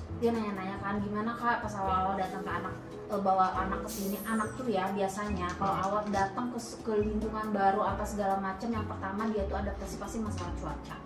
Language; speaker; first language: Indonesian; native; Indonesian